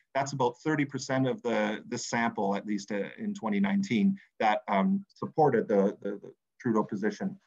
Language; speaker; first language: English; native; English